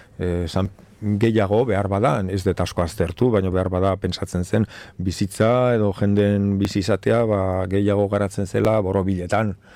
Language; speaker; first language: Basque; non-native, local second language; Spanish